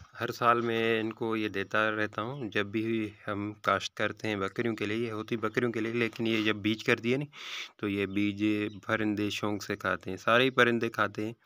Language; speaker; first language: Urdu; non-native, local second language; Sindhi